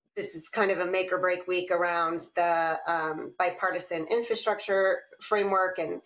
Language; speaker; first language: English; native; English